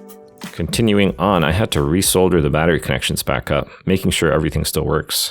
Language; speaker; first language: English; native; English